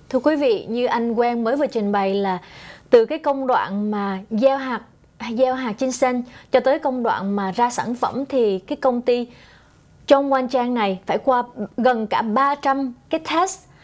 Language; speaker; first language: Vietnamese; native; Vietnamese